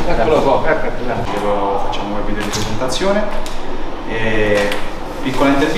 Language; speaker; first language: Italian; native; Italian